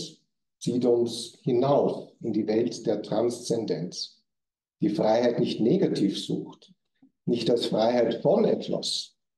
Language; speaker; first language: German; native; German